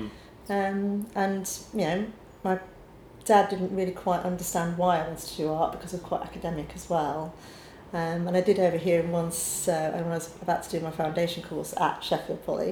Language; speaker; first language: English; native; English